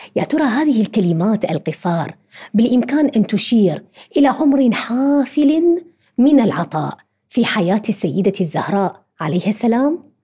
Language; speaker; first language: Arabic; native; Arabic